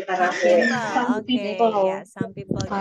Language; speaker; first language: English; non-native, fluent; Indonesian